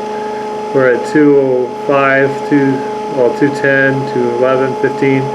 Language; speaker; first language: English; native; English